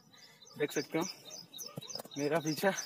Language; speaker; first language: Hindi; non-native, local second language; Odia